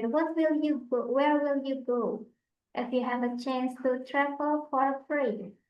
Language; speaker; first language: English; non-native, fluent; Indonesian